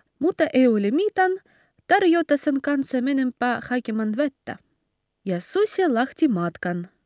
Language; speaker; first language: Finnish; non-native, learner; Ukrainian